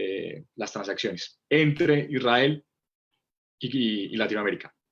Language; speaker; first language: Spanish; native; Spanish